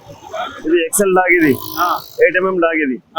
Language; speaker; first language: Telugu; non-native, local second language; Urdu